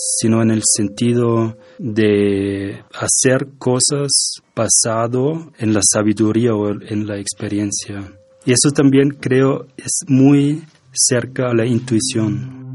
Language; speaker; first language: Spanish; non-native, fluent; German